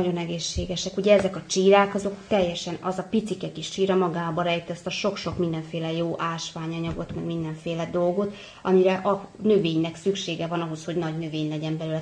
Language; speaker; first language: Hungarian; native; Hungarian